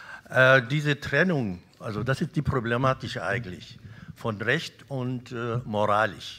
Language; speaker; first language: German; non-native, local second language; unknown